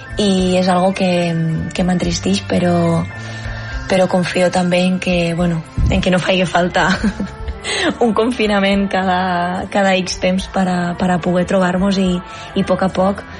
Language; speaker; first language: Catalan; native; Catalan